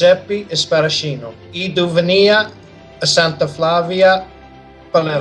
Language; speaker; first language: Italian; early bilingual, heritage; English